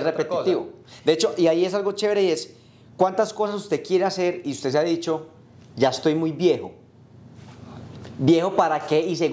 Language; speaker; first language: Spanish; native; Spanish